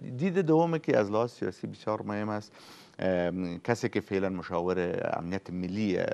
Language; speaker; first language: Persian; native; Persian